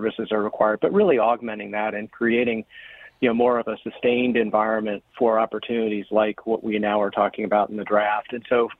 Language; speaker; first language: English; native; English